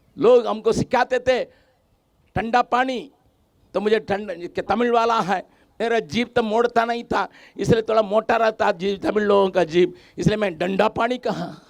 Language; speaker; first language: Hindi; non-native, local second language; Tamil